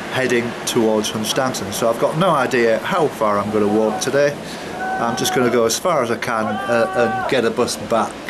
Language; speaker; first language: English; native; English